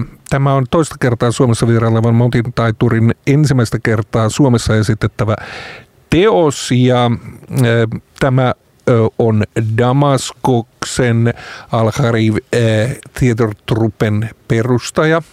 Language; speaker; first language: Finnish; native; Finnish